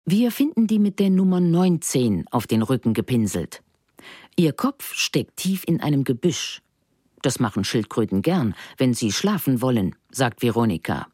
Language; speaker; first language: German; native; German